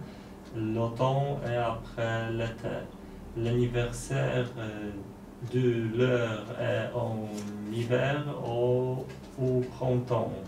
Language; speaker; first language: French; non-native, learner; Polish